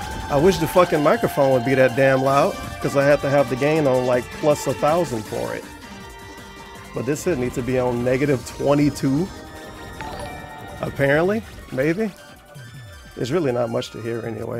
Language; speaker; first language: English; native; English